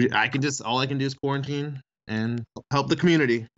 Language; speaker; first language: English; early bilingual, other home language; Thai